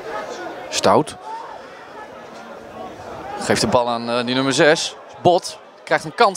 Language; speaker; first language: Dutch; native; Dutch